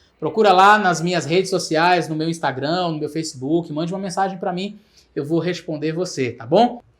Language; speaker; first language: Portuguese; native; Portuguese